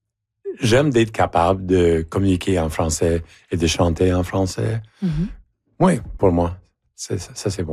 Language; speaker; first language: French; non-native, local second language; English